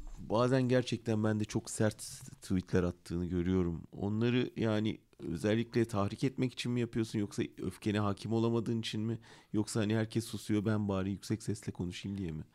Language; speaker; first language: Turkish; native; Turkish